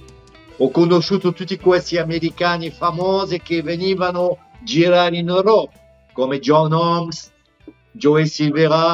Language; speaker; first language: Italian; non-native, fluent; French